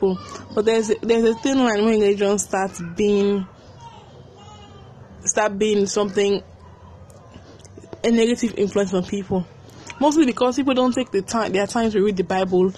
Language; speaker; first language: English; non-native, local second language; Krio